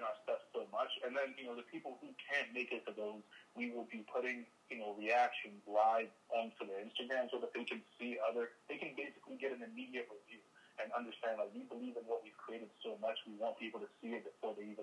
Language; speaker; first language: English; non-native, local second language; Igbo